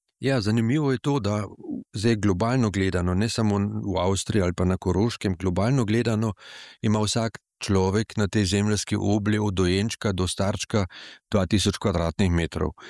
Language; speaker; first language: Slovenian; native; Slovenian